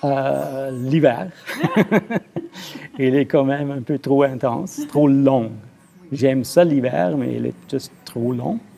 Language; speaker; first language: French; non-native, fluent; German